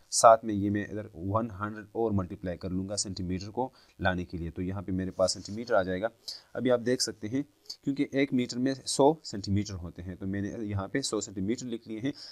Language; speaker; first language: Hindi; native; Hindi